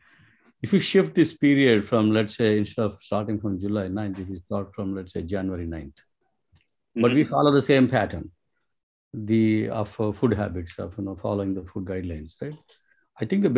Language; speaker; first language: English; non-native, local second language; Telugu